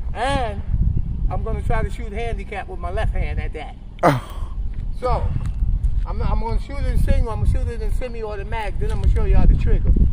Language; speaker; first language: English; native; English